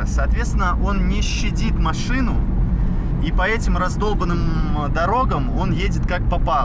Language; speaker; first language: Russian; native; Russian